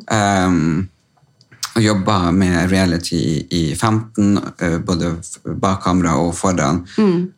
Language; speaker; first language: Norwegian; native; Norwegian